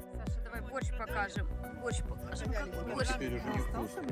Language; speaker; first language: Russian; native; Russian